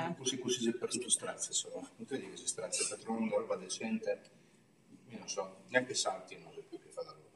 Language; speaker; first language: Italian; native; Italian